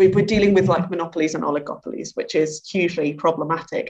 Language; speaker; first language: English; native; English